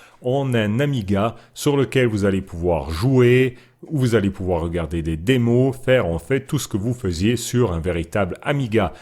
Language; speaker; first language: French; native; French